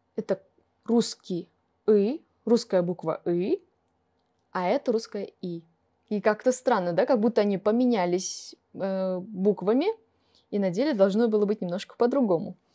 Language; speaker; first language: Russian; non-native, local second language; Kara-Kalpak